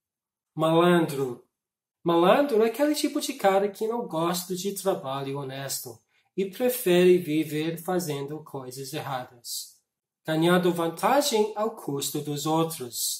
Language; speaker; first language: Portuguese; non-native, fluent; English